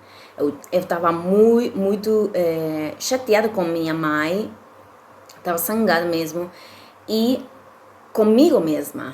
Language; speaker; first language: Portuguese; non-native, fluent; Spanish